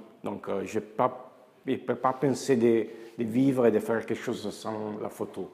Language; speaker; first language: French; non-native, fluent; Italian